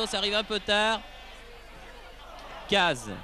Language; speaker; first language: French; native; French